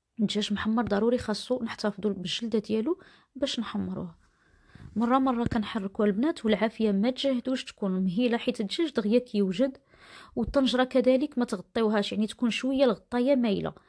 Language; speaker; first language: Arabic; native; Arabic